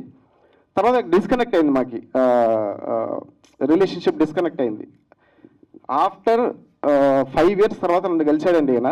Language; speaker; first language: Telugu; native; Telugu